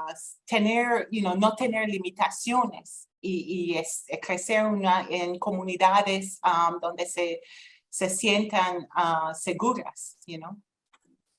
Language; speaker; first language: Spanish; non-native, fluent; English